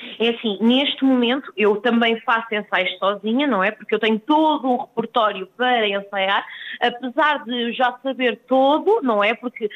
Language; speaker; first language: Portuguese; native; Portuguese